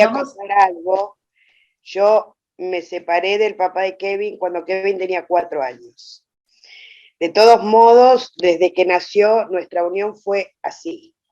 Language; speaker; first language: Spanish; native; Spanish